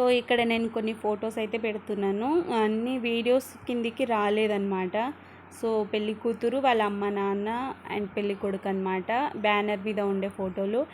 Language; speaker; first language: Telugu; non-native, local second language; Lambadi